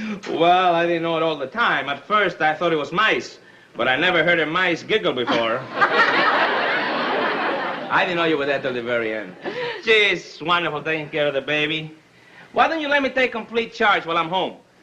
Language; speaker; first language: English; non-native, fluent; Spanish